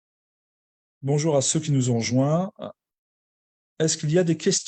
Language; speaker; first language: French; native; French